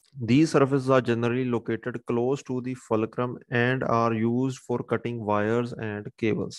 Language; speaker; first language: English; non-native, local second language; Punjabi